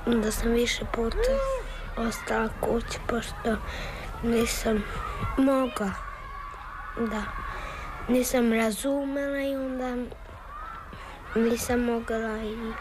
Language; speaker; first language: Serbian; early bilingual, other home language; Croatian